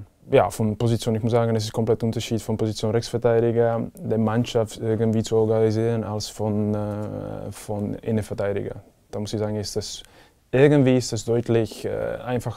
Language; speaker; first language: German; non-native, fluent; Czech